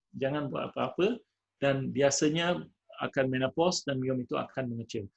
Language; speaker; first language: Malay; non-native, local second language; Tamil